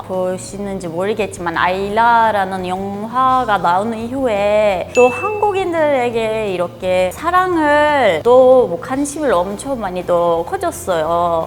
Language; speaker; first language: Korean; non-native, fluent; Turkish